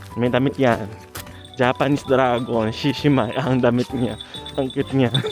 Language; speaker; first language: Filipino; early bilingual, heritage; Japanese